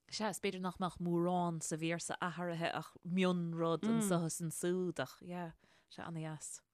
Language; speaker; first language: Irish; native; Irish